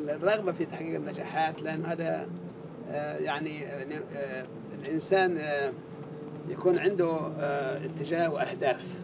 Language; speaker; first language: Arabic; native; Arabic